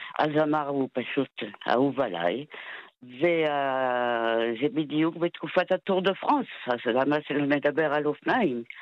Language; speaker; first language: Hebrew; non-native, fluent; French